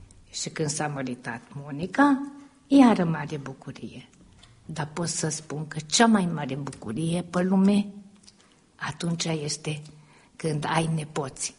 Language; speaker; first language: Romanian; early bilingual, heritage; Romanian